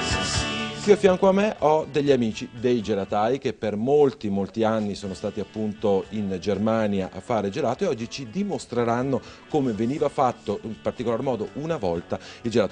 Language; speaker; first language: Italian; native; Italian